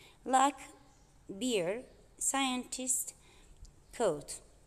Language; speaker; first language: English; non-native, fluent; Azerbaijani